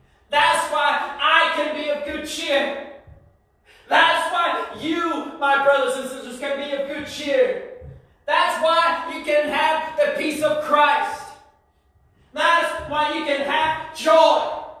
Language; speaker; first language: English; early bilingual, other home language; Spanish